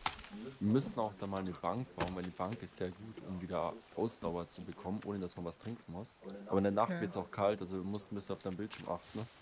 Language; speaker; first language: German; native; German